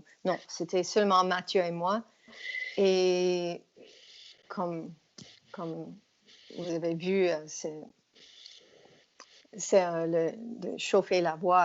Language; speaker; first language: French; non-native, fluent; English